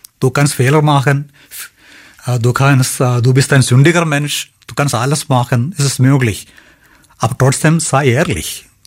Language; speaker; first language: German; non-native, fluent; Malayalam